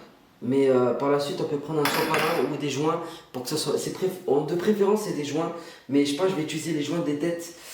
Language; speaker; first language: French; native; French